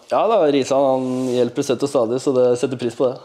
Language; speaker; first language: Norwegian; native; Norwegian